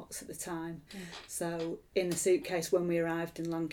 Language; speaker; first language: English; native; English